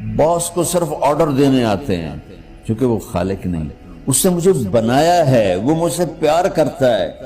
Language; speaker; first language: Urdu; non-native, local second language; Punjabi